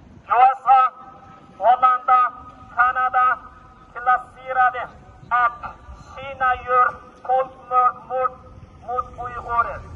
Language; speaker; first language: Swedish; non-native, learner; Uyghur